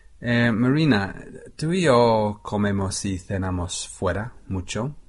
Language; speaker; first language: Spanish; non-native, fluent; English